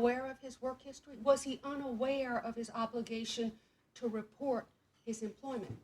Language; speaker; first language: English; native; English